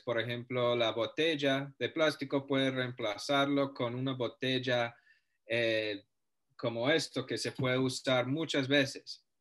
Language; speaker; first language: Spanish; non-native, fluent; English